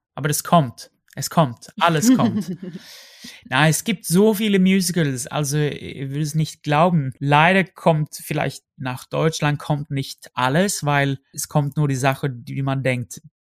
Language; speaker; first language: German; non-native, fluent; Swedish